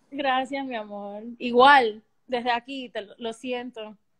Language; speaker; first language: Spanish; early bilingual, heritage; Spanish